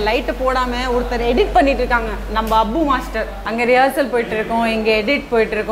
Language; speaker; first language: English; non-native, local second language; Assamese